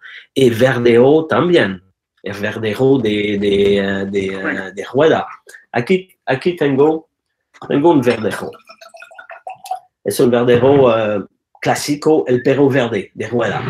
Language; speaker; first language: Spanish; non-native, learner; French